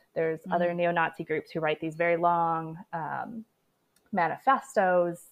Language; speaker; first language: English; native; English